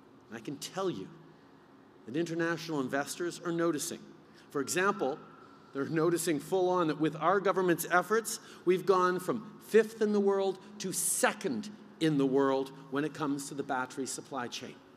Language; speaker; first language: English; early bilingual, other home language; French